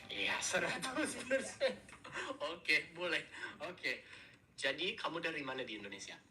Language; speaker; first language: Indonesian; non-native, fluent; English